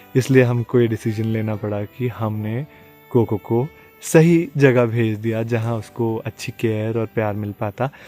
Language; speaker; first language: Hindi; native; Hindi